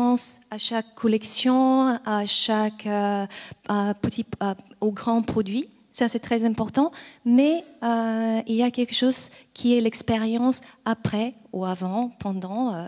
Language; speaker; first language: French; non-native, fluent; Bulgarian